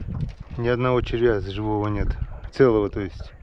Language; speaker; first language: Russian; native; Russian